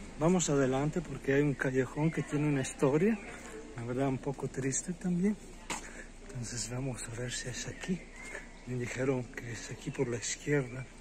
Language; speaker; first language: Spanish; non-native, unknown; Italian